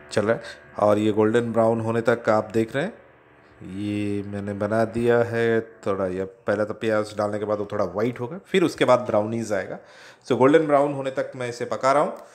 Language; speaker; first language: Hindi; non-native, local second language; Odia